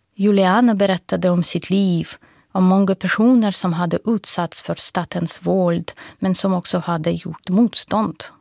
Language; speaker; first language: Swedish; non-native, fluent; Russian